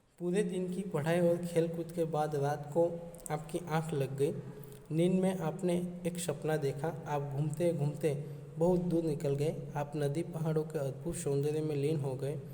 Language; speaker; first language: Hindi; non-native, local second language; Gujarati